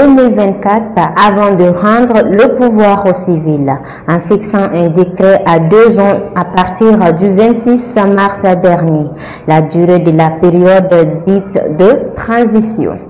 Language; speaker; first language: French; non-native, local second language; Bambara